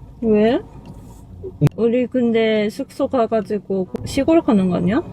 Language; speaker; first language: Korean; non-native, fluent; Japanese